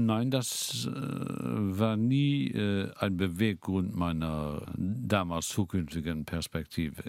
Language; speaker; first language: German; non-native, local second language; Luxembourgish